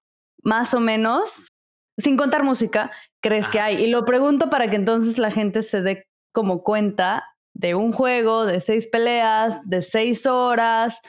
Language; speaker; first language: Spanish; native; Spanish